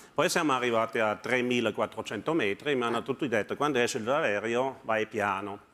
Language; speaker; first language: Italian; non-native, fluent; German